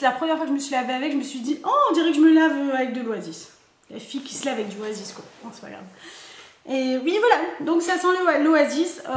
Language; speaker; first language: French; native; French